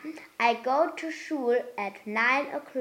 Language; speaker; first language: English; non-native, learner; German